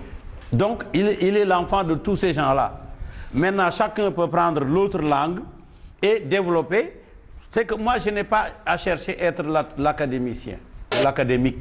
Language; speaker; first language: French; non-native, local second language; Wolof